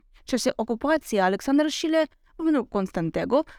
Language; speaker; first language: Polish; non-native, learner; Ukrainian